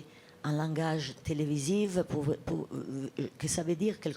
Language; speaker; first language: French; non-native, fluent; Italian